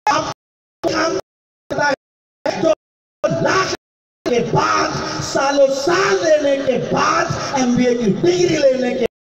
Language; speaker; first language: Hindi; native; Hindi